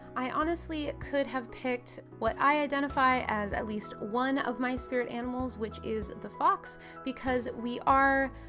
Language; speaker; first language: English; native; English